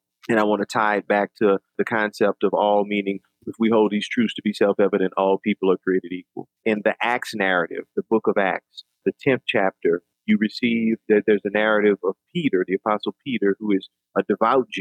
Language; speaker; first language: English; native; English